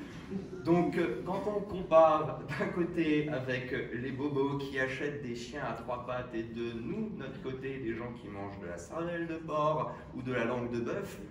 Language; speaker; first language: French; native; French